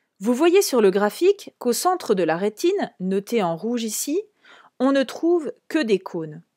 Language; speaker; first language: French; native; French